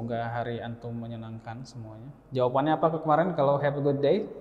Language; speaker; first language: Indonesian; native; Indonesian